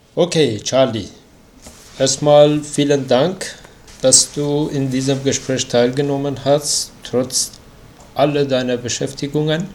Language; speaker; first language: German; non-native, fluent; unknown